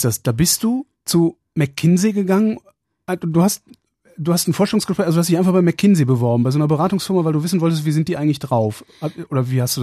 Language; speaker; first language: German; native; German